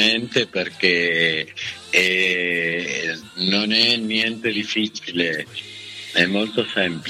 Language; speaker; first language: Italian; non-native, fluent; Spanish